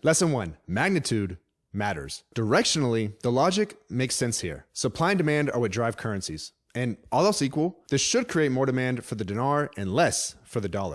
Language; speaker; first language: English; native; English